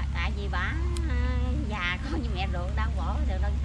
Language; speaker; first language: Vietnamese; native; Vietnamese